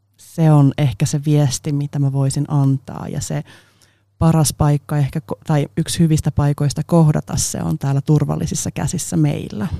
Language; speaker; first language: Finnish; non-native, local second language; Swedish